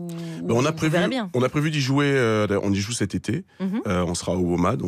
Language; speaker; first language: French; native; French